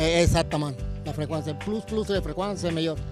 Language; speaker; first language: French; non-native, learner; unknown